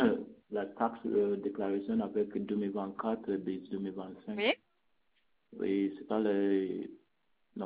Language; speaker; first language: French; non-native, learner; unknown